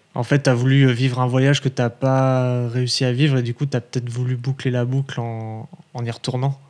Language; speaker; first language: French; native; French